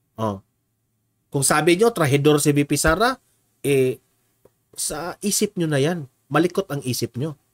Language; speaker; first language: Filipino; non-native, local second language; Cebuano